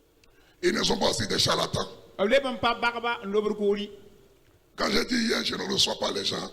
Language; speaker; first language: French; non-native, local second language; Fon